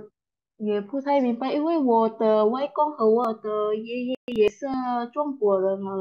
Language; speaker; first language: Chinese; non-native, learner; Indonesian